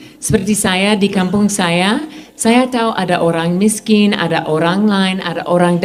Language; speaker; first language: Indonesian; non-native, fluent; English